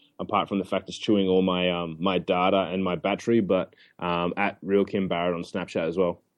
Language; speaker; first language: English; native; English